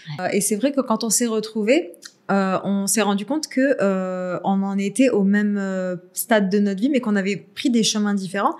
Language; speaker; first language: French; early bilingual, other home language; Arabic